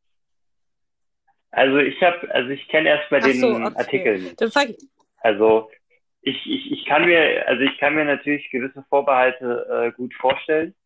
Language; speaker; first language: German; native; German